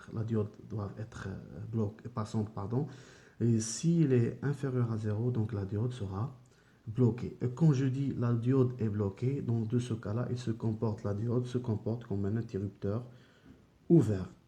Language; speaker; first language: French; non-native, local second language; Arabic